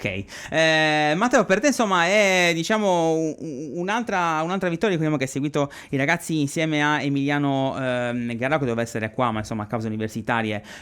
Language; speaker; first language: Italian; native; Italian